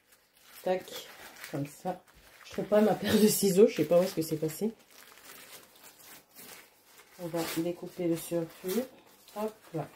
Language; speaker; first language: French; native; French